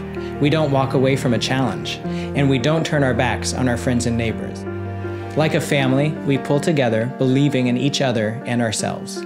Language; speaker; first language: English; native; English